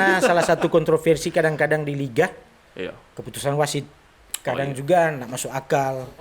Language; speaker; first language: Indonesian; non-native, local second language; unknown